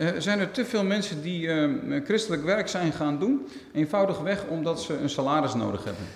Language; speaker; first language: Dutch; native; Dutch